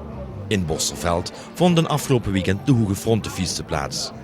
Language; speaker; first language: Dutch; native; Dutch